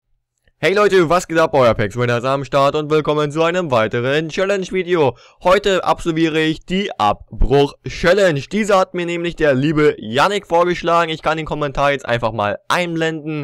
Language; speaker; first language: German; native; German